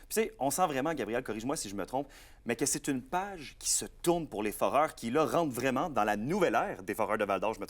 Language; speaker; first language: French; native; French